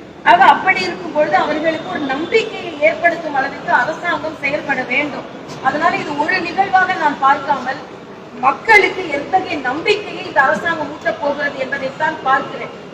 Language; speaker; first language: Tamil; native; Tamil